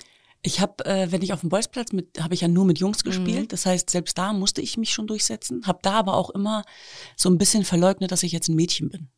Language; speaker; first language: German; native; German